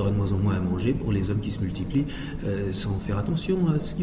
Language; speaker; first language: French; native; French